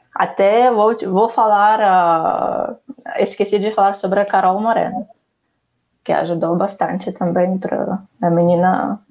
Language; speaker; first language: Portuguese; non-native, fluent; Ukrainian